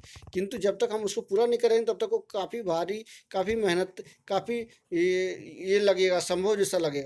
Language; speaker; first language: Hindi; native; Hindi